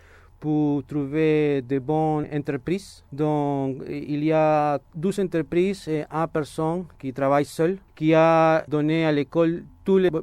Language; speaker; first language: French; non-native, fluent; Spanish